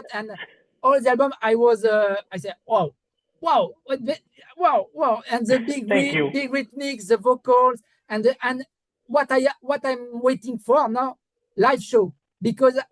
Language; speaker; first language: English; non-native, learner; French